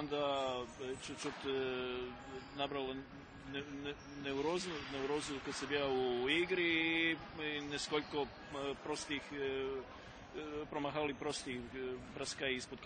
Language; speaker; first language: Russian; non-native, learner; Serbian